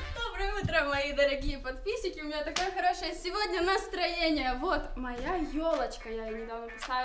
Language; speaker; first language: Russian; early bilingual, heritage; Russian